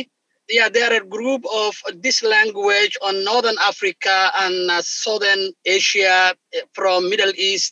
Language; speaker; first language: English; non-native, fluent; Somali